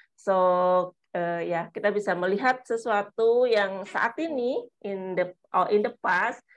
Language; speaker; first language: Indonesian; native; Indonesian